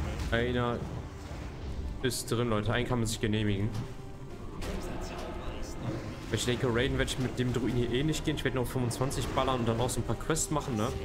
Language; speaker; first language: German; native; German